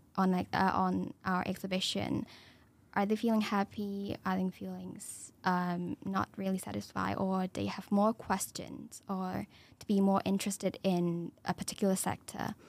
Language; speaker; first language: English; non-native, local second language; Cantonese